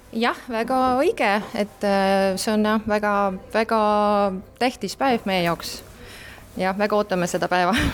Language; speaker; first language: Estonian; non-native, local second language; Russian